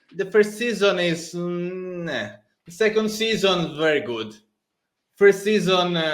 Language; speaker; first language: English; non-native, learner; Italian